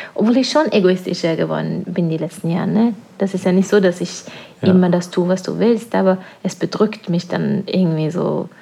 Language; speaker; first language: German; non-native, fluent; Norwegian